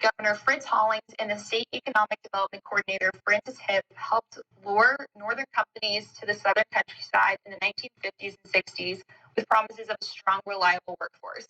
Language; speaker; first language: English; native; English